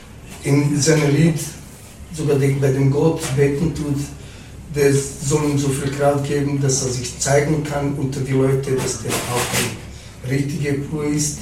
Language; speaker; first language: German; non-native, fluent; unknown